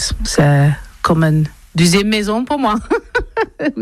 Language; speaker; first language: French; non-native, learner; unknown